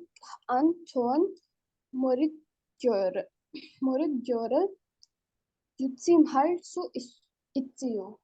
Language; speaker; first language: Korean; non-native, learner; Hindi